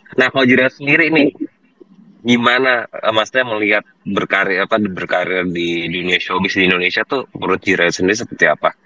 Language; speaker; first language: Indonesian; native; Indonesian